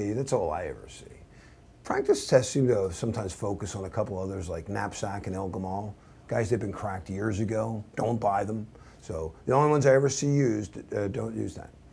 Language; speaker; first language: English; native; English